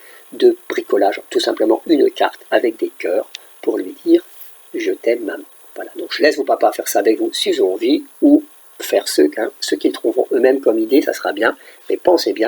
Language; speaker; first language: French; native; French